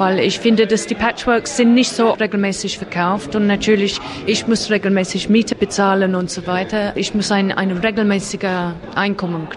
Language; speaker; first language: German; non-native, learner; English